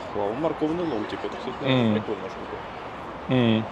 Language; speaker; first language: Russian; native; Russian